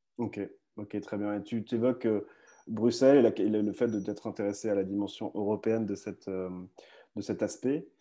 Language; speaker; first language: French; native; French